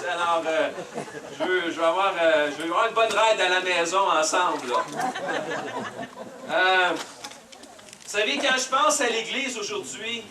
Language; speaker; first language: French; native; French